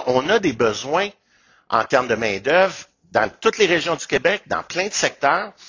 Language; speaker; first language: French; native; French